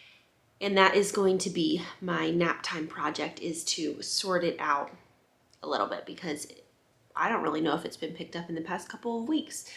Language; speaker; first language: English; native; English